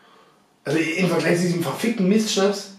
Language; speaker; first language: German; native; German